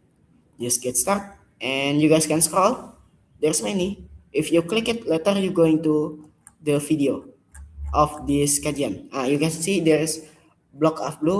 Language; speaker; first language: English; non-native, learner; Indonesian